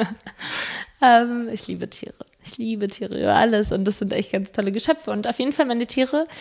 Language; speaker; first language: German; early bilingual, other home language; Spanish